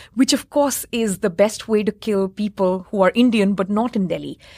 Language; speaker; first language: English; non-native, local second language; Hindi